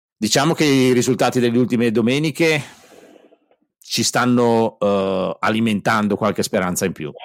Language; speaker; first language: Italian; native; Italian